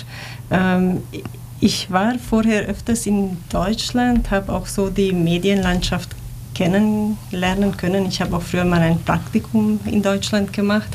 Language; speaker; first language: German; non-native, fluent; Romanian